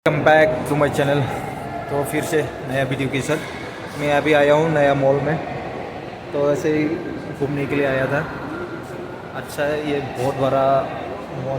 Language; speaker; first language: Hindi; non-native, local second language; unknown